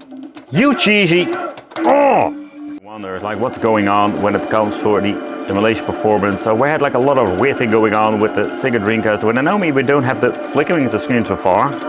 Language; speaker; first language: English; non-native, fluent; Dutch